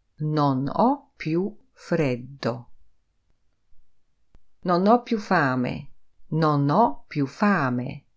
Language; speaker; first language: Italian; non-native, fluent; Polish